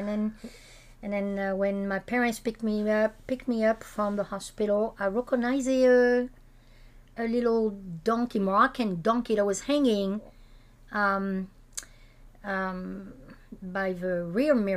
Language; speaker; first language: English; non-native, fluent; French